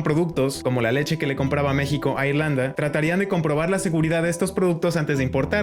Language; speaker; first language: Spanish; native; Spanish